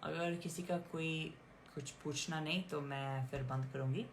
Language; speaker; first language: Hindi; non-native, fluent; English